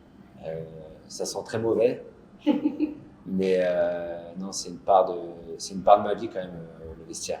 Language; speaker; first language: French; native; French